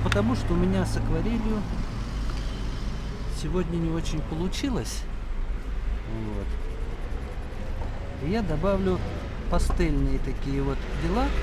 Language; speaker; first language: Russian; native; Russian